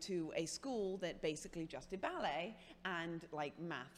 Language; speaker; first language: English; native; English